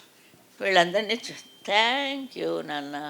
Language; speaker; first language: Telugu; native; Telugu